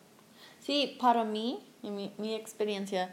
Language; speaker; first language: Spanish; non-native, learner; English